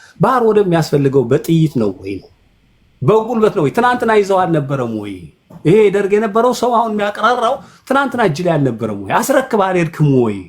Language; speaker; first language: Amharic; native; Amharic